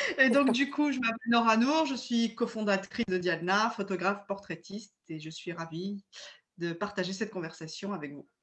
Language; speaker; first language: French; early bilingual, other home language; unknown